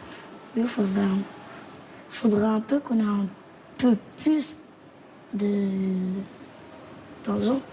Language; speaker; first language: French; early bilingual, other home language; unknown